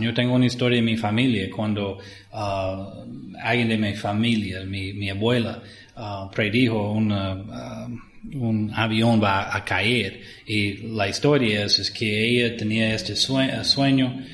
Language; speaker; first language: Spanish; non-native, fluent; English